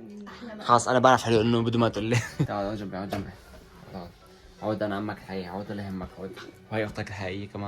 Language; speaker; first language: Arabic; native; Arabic